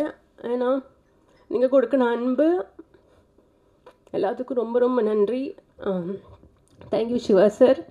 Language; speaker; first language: Tamil; non-native, local second language; Malayalam